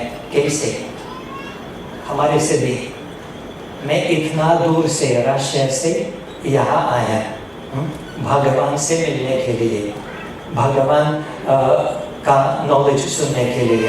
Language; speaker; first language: Hindi; non-native, fluent; Russian